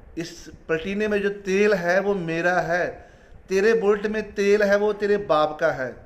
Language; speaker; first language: Hindi; non-native, local second language; Punjabi